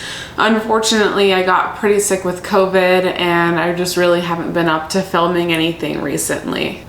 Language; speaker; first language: English; native; English